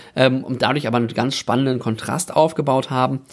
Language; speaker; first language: German; native; German